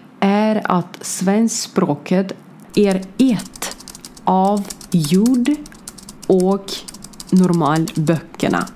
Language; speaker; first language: Swedish; non-native, learner; Ukrainian